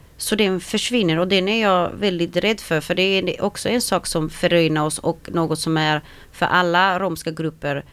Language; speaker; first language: Swedish; early bilingual, other home language; Romany